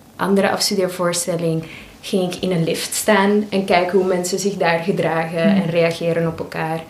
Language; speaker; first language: Dutch; native; Dutch